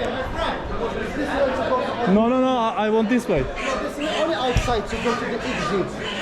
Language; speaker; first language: English; non-native, learner; Turkish